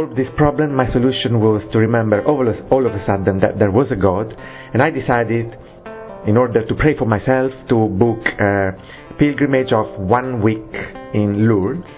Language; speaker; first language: English; non-native, fluent; Italian